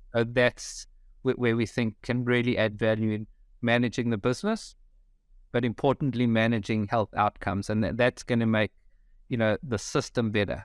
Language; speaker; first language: English; native; English